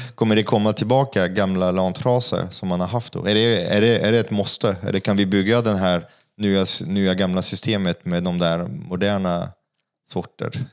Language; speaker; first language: Swedish; non-native, fluent; French